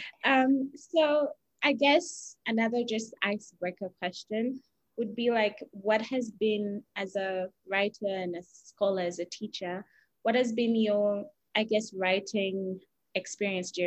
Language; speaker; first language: English; non-native, local second language; Ganda